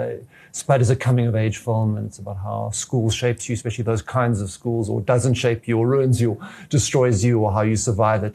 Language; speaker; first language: English; native; English